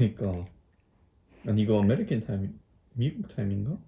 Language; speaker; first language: Korean; non-native, fluent; German